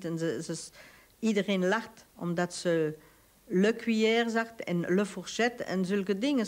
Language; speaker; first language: Dutch; non-native, local second language; French